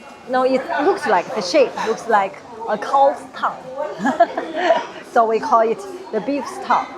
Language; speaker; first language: English; non-native, fluent; Chinese